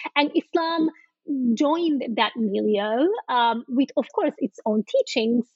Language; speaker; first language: English; non-native, fluent; Turkish